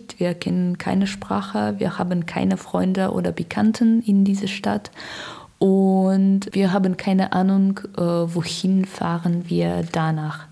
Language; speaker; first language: German; non-native, learner; Russian